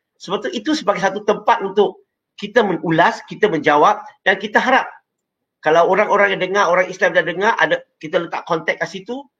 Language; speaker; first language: Malay; non-native, local second language; Chinese